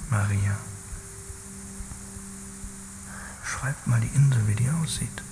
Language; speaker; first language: German; native; German